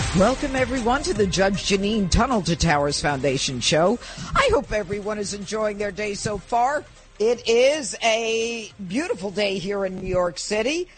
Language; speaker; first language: English; native; English